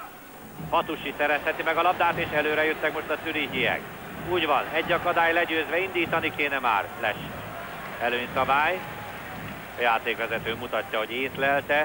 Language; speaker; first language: Hungarian; native; Hungarian